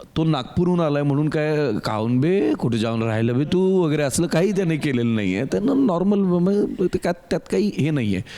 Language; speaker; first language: Marathi; native; Marathi